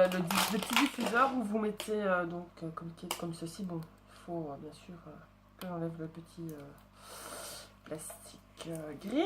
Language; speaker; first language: French; native; French